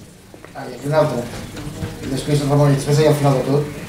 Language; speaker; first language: Catalan; native; Catalan